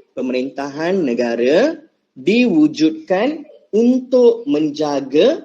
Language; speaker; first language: Malay; non-native, local second language; Tamil